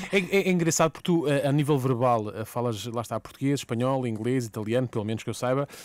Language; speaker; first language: Portuguese; native; Portuguese